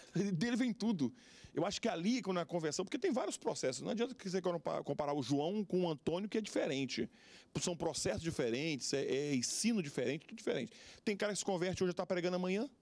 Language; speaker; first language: Portuguese; native; Portuguese